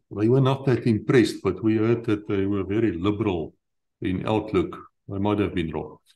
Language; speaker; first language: English; non-native, local second language; Afrikaans